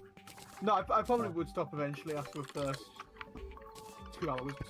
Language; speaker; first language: English; native; English